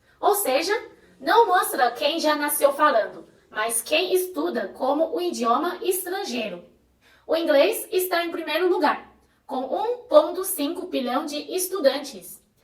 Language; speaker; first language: Portuguese; non-native, fluent; Chinese